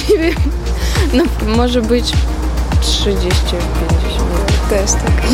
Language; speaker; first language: Polish; non-native, learner; Ukrainian